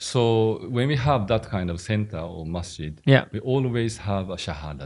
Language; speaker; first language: English; non-native, learner; Japanese